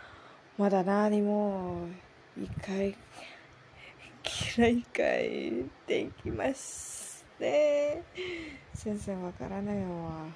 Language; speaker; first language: Japanese; non-native, learner; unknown